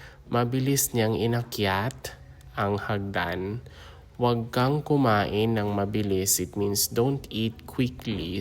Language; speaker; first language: Filipino; native; Filipino